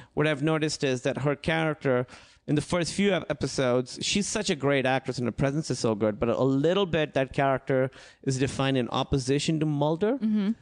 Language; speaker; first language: English; non-native, local second language; Urdu